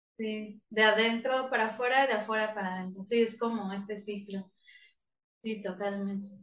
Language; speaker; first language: Spanish; native; Spanish